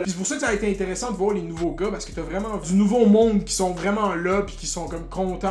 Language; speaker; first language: French; native; French